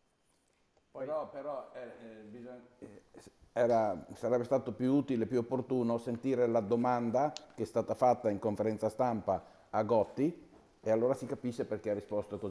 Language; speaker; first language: Italian; native; Italian